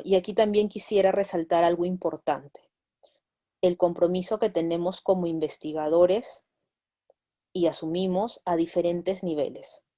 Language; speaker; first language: Spanish; native; Spanish